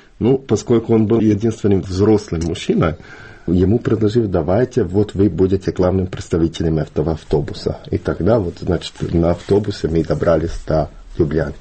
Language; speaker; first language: Russian; non-native, fluent; Bosnian